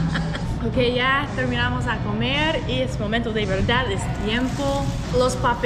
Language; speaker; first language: Spanish; non-native, learner; English